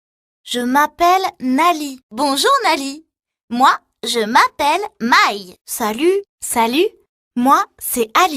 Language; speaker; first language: French; non-native, learner; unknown